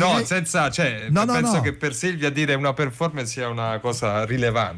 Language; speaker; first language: Italian; native; Italian